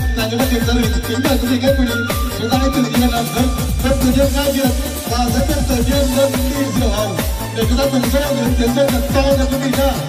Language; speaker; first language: Vietnamese; non-native, local second language; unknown